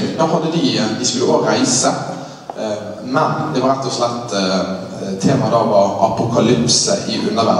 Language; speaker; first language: Norwegian; native; Norwegian